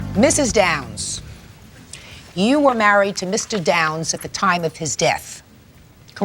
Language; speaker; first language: English; native; English